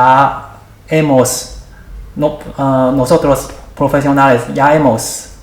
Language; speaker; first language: Spanish; non-native, learner; Chinese